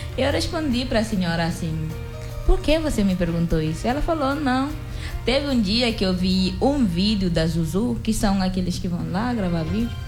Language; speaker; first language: Portuguese; non-native, local second language; Upper Guinea Crioulo